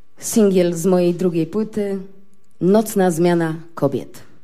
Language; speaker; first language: Polish; native; Polish